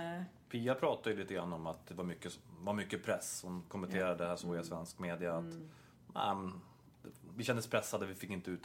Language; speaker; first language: Swedish; native; Swedish